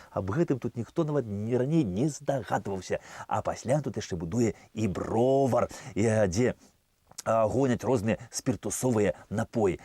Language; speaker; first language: Belarusian; native; Belarusian